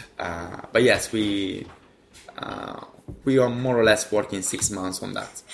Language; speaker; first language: English; non-native, fluent; Italian